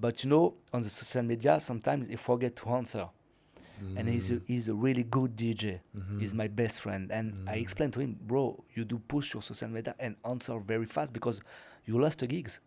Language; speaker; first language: English; non-native, learner; French